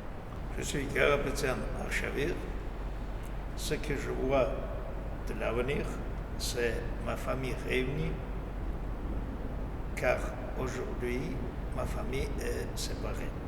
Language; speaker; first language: French; non-native, learner; Armenian